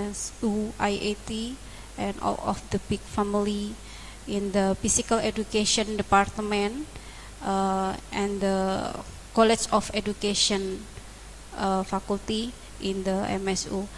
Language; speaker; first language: English; non-native, learner; Indonesian